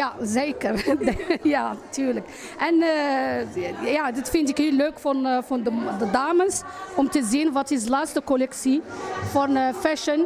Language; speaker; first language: Dutch; non-native, fluent; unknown